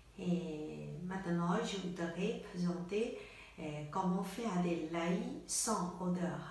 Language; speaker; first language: French; non-native, learner; Chinese